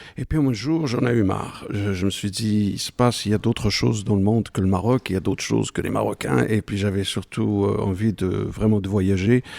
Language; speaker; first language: French; non-native, local second language; Arabic